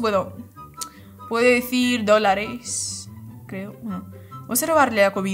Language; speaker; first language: Spanish; non-native, fluent; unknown